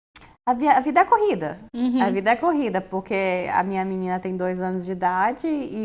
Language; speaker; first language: Portuguese; early bilingual, heritage; Portuguese